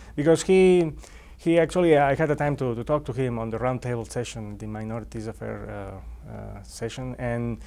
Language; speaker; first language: English; non-native, fluent; Spanish